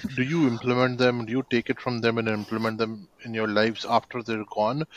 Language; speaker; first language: English; non-native, local second language; Hindi